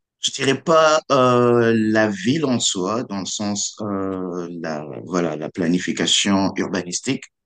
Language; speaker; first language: French; non-native, local second language; Lingala